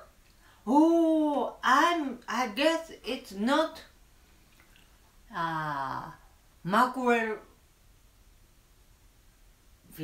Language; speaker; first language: English; non-native, learner; Japanese